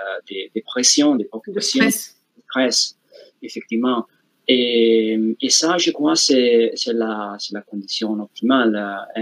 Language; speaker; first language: French; non-native, fluent; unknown